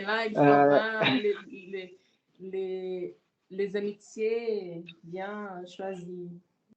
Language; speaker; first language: French; non-native, fluent; Portuguese